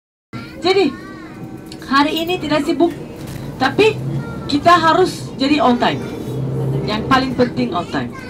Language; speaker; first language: Indonesian; non-native, fluent; Turkish